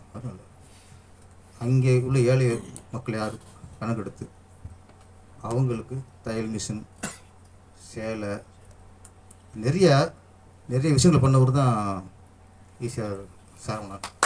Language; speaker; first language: Tamil; native; Tamil